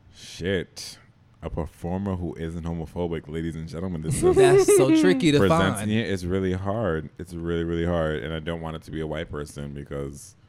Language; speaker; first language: English; native; English